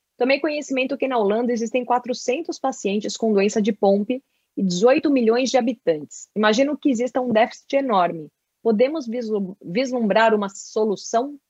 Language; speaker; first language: Portuguese; native; Portuguese